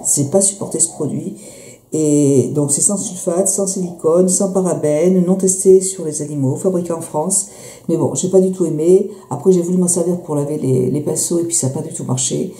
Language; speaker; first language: French; native; French